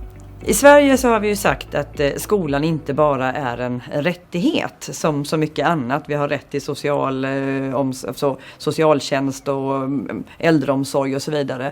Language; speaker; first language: Swedish; native; Swedish